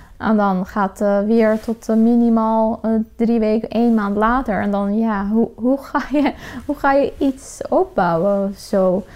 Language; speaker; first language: Dutch; non-native, fluent; Persian